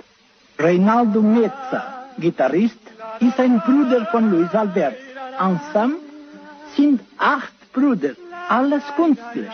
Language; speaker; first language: German; non-native, learner; Spanish